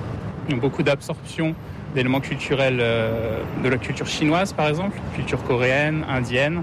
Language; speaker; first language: French; native; French